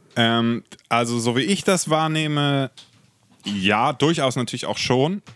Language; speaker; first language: German; native; German